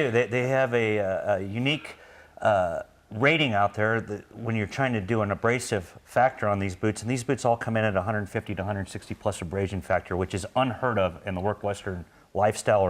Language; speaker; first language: English; native; English